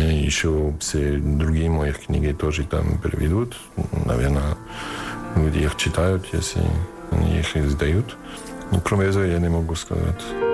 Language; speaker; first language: Russian; non-native, fluent; English